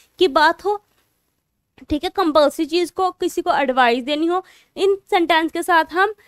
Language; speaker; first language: Hindi; non-native, local second language; Punjabi